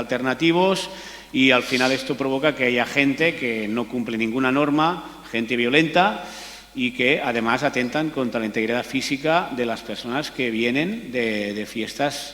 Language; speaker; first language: Spanish; native; Spanish